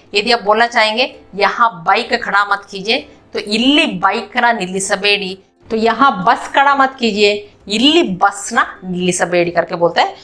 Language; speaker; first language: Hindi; non-native, local second language; Kannada